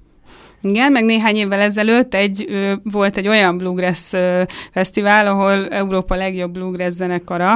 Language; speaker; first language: Hungarian; native; Hungarian